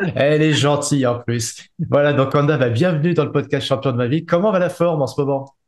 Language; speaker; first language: French; native; French